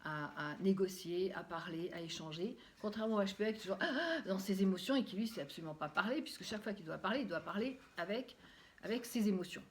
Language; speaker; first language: French; native; French